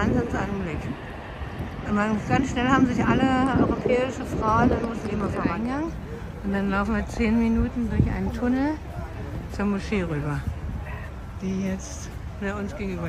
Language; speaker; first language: German; native; German